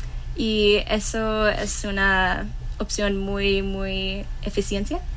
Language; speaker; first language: Spanish; non-native, learner; English